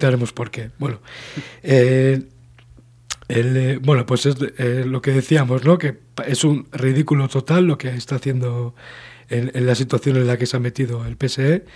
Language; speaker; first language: Spanish; native; Spanish